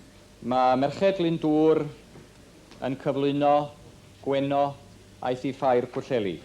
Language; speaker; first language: Welsh; native; Welsh